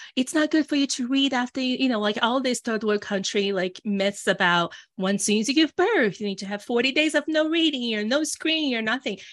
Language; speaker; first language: English; early bilingual, other home language; Portuguese